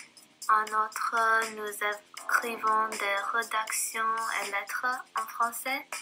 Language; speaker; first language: French; non-native, learner; English